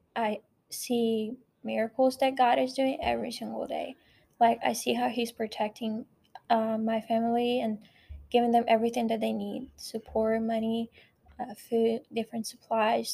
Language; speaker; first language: English; non-native, fluent; Ukrainian